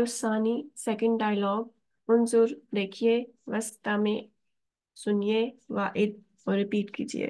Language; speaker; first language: Urdu; native; Urdu